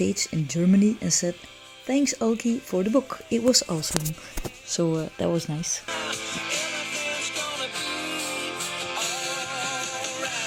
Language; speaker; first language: English; non-native, fluent; Dutch